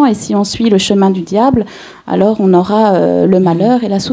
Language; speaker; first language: French; native; French